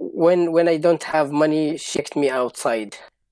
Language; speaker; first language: English; non-native, learner; Arabic